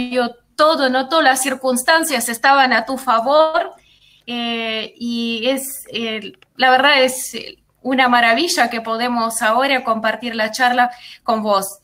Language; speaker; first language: Spanish; non-native, fluent; Russian